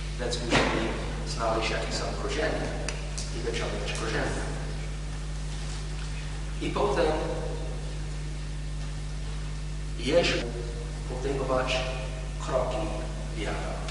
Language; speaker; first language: Polish; non-native, learner; English